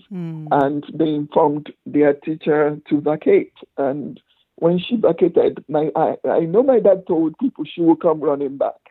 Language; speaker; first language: English; non-native, local second language; Igbo